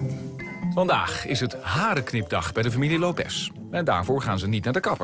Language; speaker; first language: Dutch; native; Dutch